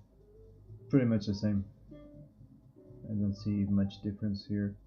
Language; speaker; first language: English; non-native, fluent; Portuguese